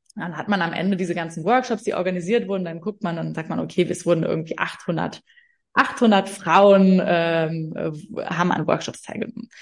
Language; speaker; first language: German; native; German